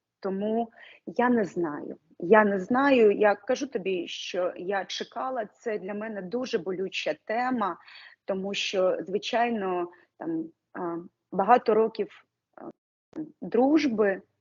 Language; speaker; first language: Ukrainian; non-native, local second language; Russian